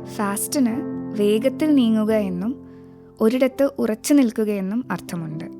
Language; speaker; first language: Malayalam; native; Malayalam